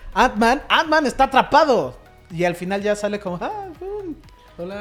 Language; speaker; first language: Spanish; native; Spanish